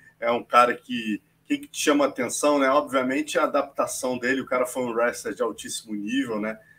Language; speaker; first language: Portuguese; native; Portuguese